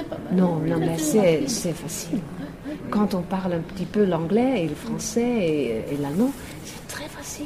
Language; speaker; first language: French; non-native, fluent; Western Frisian